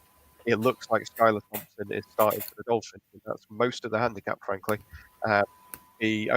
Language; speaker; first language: English; native; English